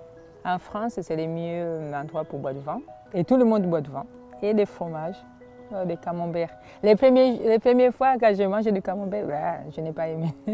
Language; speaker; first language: French; non-native, fluent; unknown